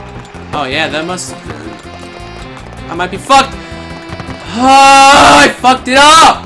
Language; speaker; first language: English; native; English